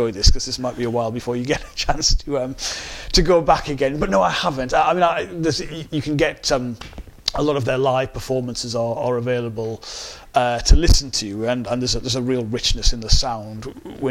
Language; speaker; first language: English; native; English